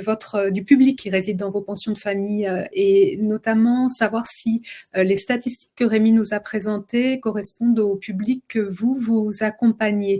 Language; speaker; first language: French; native; French